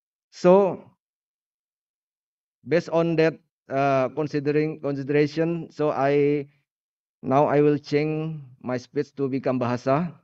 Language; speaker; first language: English; non-native, learner; Indonesian